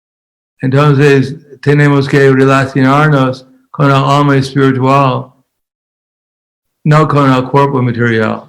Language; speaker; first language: Spanish; non-native, fluent; English